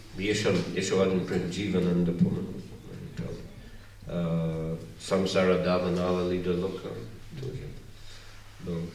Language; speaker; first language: Russian; non-native, learner; English